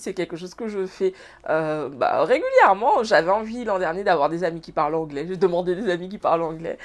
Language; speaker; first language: French; native; French